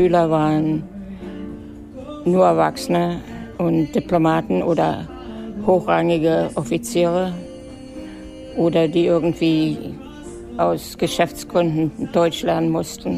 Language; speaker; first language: German; native; German